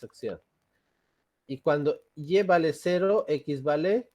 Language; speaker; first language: Spanish; native; Spanish